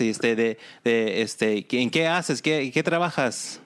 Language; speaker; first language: Spanish; non-native, learner; English